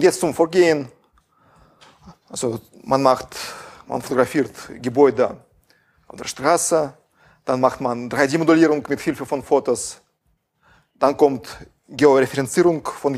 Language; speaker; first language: German; non-native, fluent; Russian